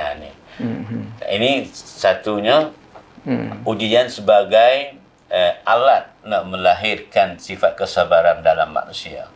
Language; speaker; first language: Malay; non-native, fluent; Thai